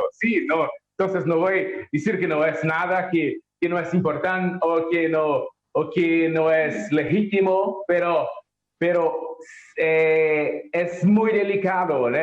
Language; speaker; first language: Spanish; non-native, learner; Portuguese